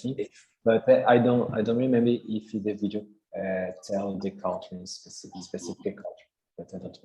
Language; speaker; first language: English; non-native, learner; Portuguese